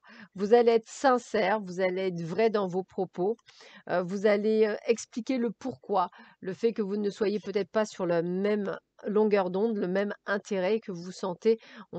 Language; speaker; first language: French; native; French